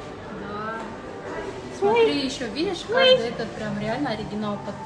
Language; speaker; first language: Russian; native; Russian